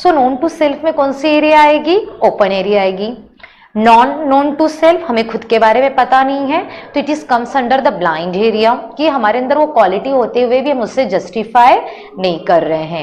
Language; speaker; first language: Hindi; native; Hindi